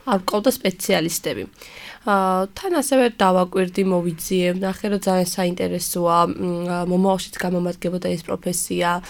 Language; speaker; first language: Georgian; native; Georgian